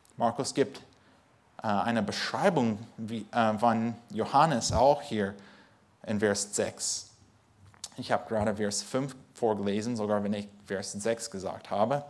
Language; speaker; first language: German; non-native, fluent; English